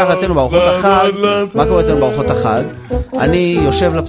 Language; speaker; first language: Hebrew; native; Hebrew